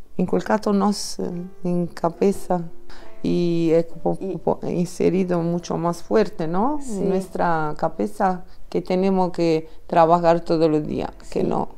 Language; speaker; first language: Spanish; non-native, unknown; Italian